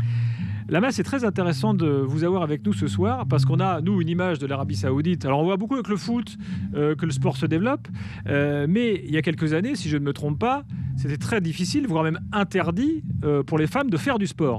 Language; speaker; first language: French; native; French